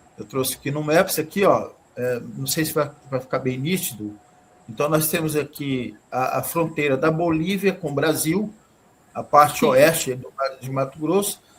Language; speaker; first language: Portuguese; native; Portuguese